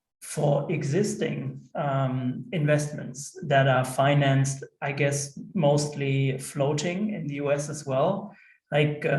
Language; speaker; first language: English; non-native, fluent; German